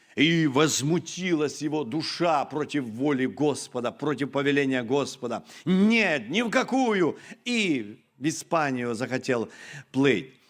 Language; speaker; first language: Russian; non-native, local second language; Ukrainian